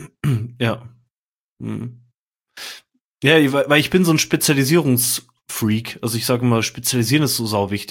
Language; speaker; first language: German; native; German